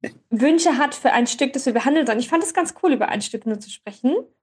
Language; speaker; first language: German; native; German